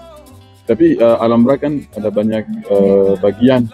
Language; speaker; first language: Indonesian; non-native, fluent; Spanish